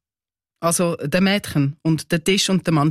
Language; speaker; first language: German; native; German